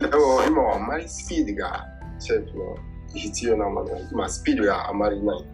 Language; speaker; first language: Japanese; non-native, learner; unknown